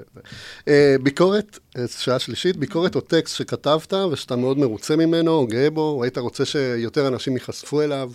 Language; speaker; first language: Hebrew; non-native, fluent; Spanish